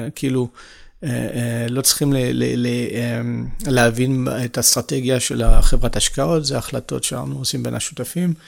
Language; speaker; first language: Hebrew; non-native, fluent; French